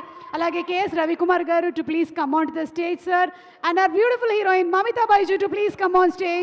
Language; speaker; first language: Telugu; native; Telugu